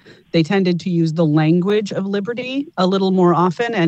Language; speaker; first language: English; native; English